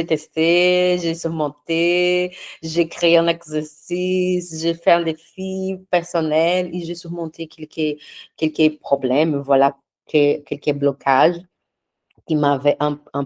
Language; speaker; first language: French; non-native, fluent; Portuguese